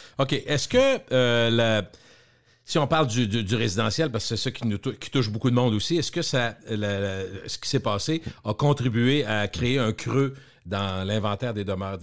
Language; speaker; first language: French; native; French